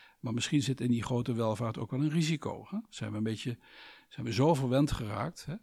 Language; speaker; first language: Dutch; native; Dutch